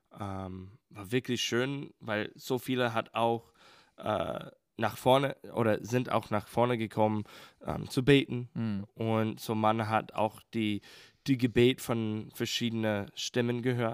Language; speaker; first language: German; non-native, fluent; English